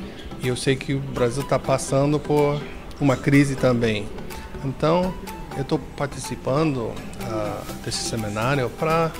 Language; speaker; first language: Portuguese; non-native, fluent; English